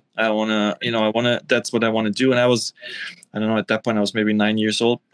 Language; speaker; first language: English; non-native, fluent; German